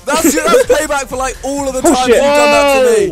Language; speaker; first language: English; native; English